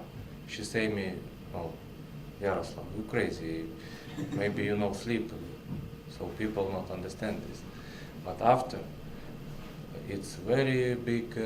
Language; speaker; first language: English; non-native, learner; Russian